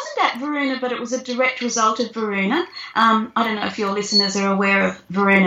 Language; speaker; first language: English; native; English